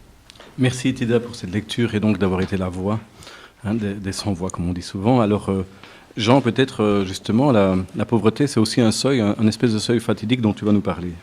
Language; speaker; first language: French; native; French